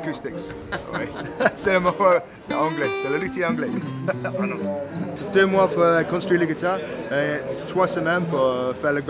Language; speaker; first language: French; non-native, learner; English